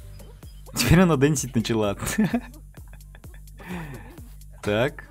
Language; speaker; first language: Russian; native; Russian